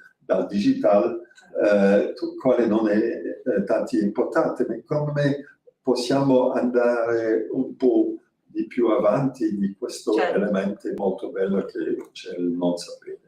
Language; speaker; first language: Italian; non-native, fluent; French